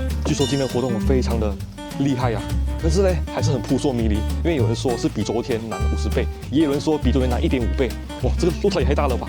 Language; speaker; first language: Chinese; native; Chinese